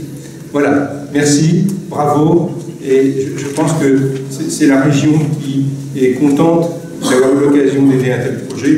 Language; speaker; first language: French; native; French